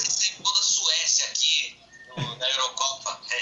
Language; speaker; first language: Portuguese; native; Portuguese